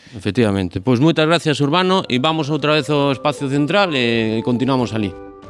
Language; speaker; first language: Galician; native; Galician